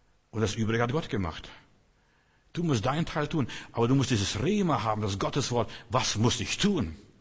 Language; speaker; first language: German; non-native, fluent; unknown